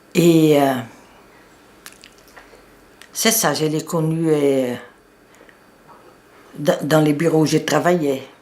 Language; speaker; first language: French; non-native, fluent; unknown